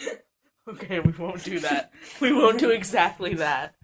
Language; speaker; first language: English; native; English